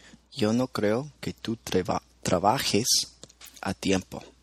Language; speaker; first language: Spanish; non-native, fluent; English